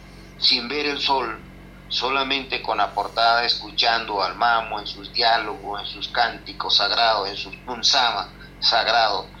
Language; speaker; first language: Spanish; non-native, local second language; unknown